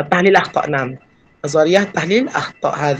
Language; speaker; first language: Arabic; non-native, fluent; Malay